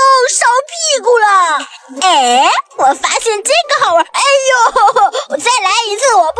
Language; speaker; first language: Chinese; native; Chinese